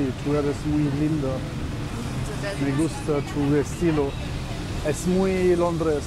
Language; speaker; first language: Spanish; non-native, learner; German